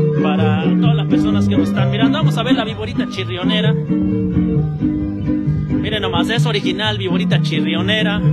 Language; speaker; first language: Spanish; native; Spanish